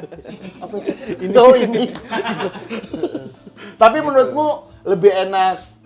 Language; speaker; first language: Indonesian; native; Indonesian